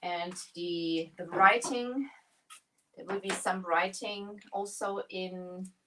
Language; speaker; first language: English; non-native, fluent; German